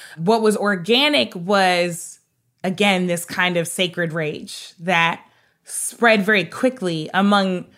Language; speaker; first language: English; native; English